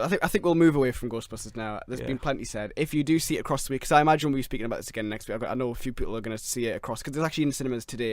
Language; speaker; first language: English; native; English